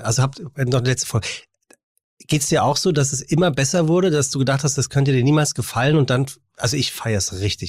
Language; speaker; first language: German; native; German